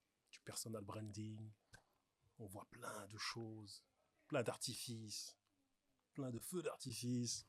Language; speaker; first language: French; early bilingual, other home language; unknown